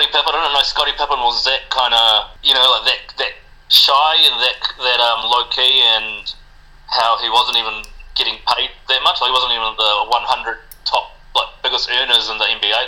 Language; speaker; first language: English; non-native, local second language; Spanish